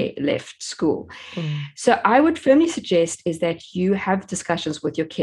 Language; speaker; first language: English; native; English